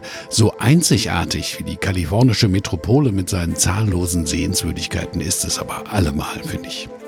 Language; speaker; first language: German; native; German